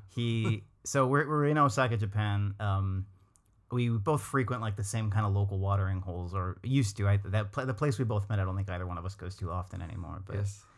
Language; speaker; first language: English; native; English